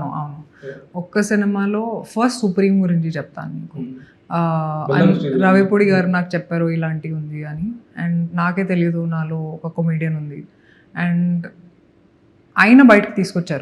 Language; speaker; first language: Telugu; non-native, fluent; Hindi